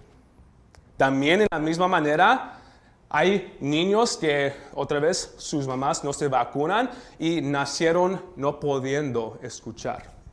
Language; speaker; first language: Spanish; early bilingual, heritage; Spanish